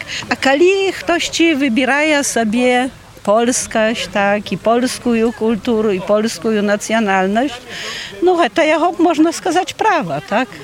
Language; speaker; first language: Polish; non-native, local second language; Belarusian